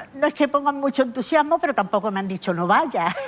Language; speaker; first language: Spanish; native; Spanish